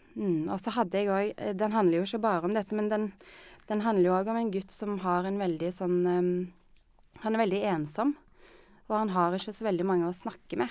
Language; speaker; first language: Norwegian; native; Norwegian